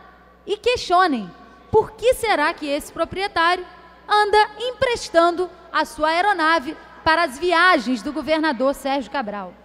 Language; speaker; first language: Portuguese; native; Portuguese